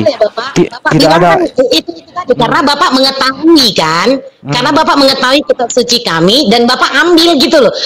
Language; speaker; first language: Indonesian; native; Indonesian